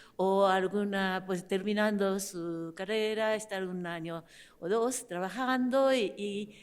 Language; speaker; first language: Spanish; non-native, fluent; Japanese